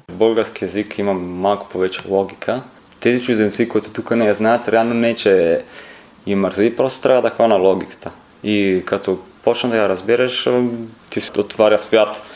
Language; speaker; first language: Bulgarian; non-native, fluent; Italian